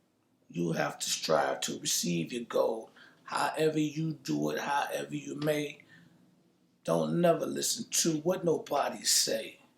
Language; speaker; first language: English; native; English